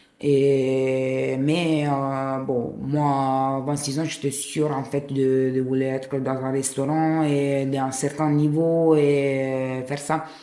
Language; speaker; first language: French; non-native, fluent; Italian